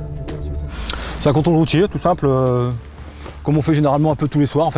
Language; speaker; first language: French; native; French